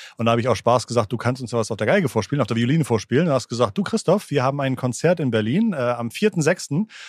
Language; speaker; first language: German; native; German